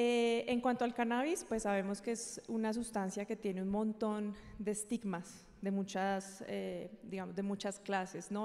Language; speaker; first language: Spanish; native; Spanish